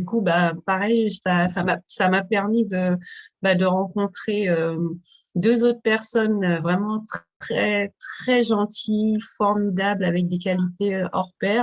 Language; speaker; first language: French; native; French